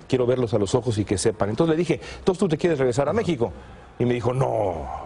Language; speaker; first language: Spanish; native; Spanish